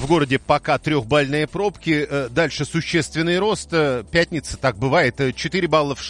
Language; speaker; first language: Russian; native; Russian